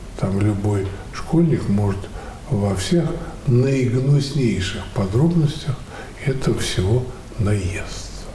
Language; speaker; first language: Russian; native; Russian